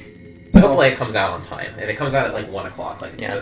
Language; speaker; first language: English; native; English